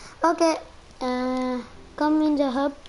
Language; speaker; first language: English; non-native, learner; French